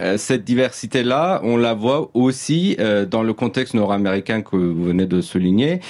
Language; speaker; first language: French; non-native, fluent; Persian